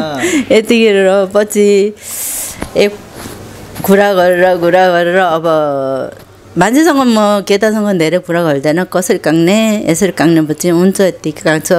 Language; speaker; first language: Nepali; non-native, learner; Korean